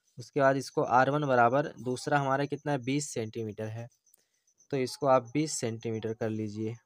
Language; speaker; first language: Hindi; native; Hindi